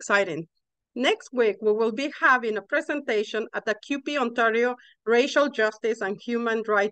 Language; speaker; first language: English; non-native, fluent; Spanish